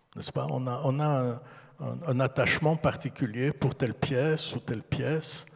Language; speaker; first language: French; early bilingual, heritage; French